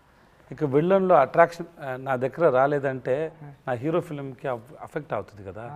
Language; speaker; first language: Telugu; non-native, learner; Tamil